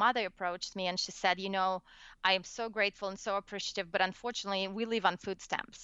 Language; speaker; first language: English; non-native, fluent; Russian